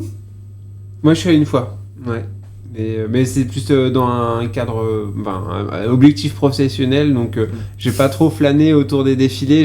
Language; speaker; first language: French; native; French